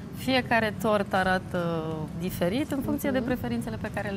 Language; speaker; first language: Romanian; native; Romanian